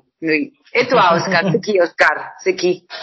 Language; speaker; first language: French; non-native, fluent; Spanish